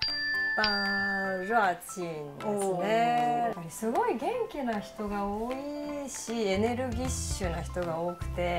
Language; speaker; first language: Japanese; native; Japanese